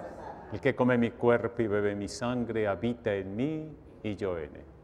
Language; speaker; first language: Spanish; native; Spanish